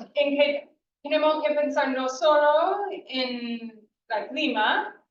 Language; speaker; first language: Spanish; non-native, fluent; English